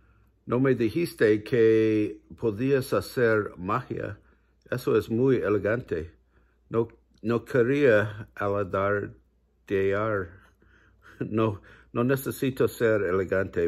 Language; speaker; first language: Spanish; non-native, learner; English